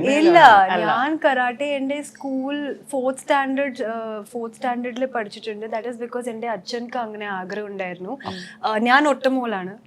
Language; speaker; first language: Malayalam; early bilingual, heritage; Malayalam